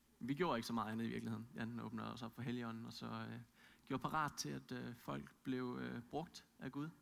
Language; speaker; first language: Danish; native; Danish